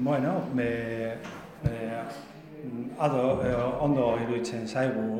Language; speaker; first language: Basque; non-native, learner; Spanish